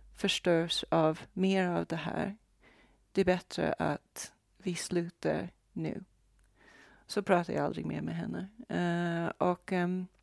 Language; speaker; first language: Swedish; non-native, fluent; Portuguese